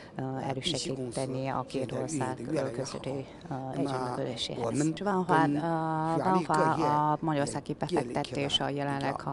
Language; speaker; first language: Hungarian; non-native, learner; Chinese